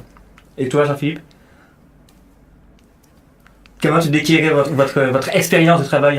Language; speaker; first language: French; native; French